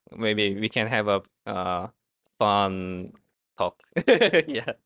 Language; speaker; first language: English; non-native, learner; Korean